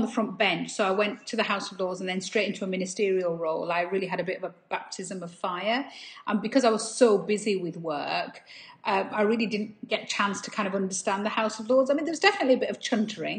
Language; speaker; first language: English; native; English